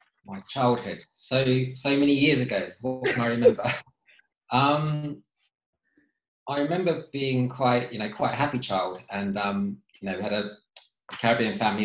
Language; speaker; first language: English; native; English